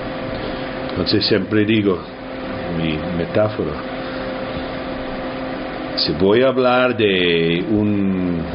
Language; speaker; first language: Spanish; early bilingual, heritage; English